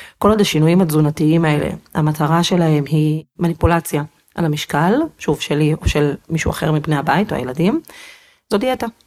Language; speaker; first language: Hebrew; native; Hebrew